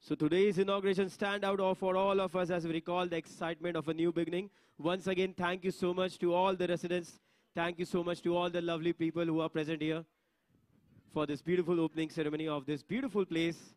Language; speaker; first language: English; non-native, local second language; Marathi